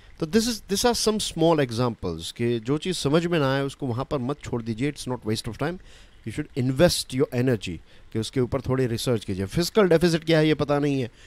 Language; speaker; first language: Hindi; non-native, local second language; Gujarati